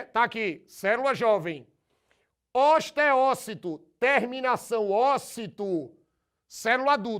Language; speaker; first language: Portuguese; native; Portuguese